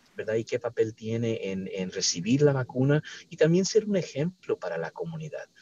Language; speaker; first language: Spanish; native; Spanish